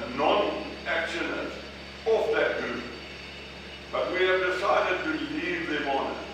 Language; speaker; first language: English; non-native, local second language; Afrikaans